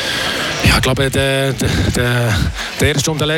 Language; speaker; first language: German; native; German